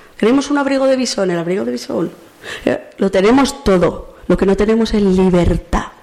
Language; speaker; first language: Spanish; native; Spanish